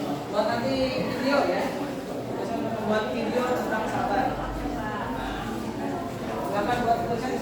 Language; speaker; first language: Indonesian; native; Indonesian